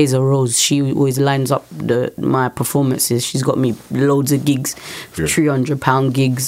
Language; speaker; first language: English; native; English